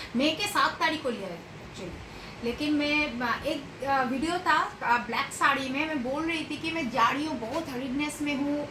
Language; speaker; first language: Hindi; non-native, local second language; Bangla